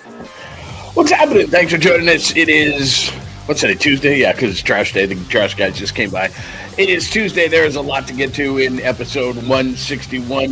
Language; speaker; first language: English; native; English